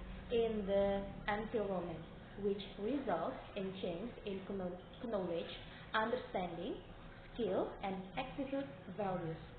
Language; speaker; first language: English; non-native, learner; Indonesian